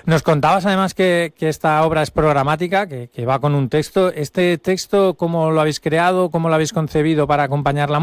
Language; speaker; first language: Spanish; native; Spanish